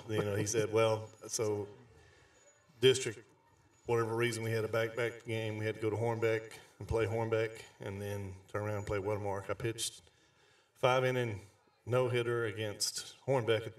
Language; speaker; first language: English; native; English